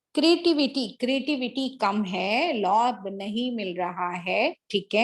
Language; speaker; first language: Hindi; non-native, local second language; Tamil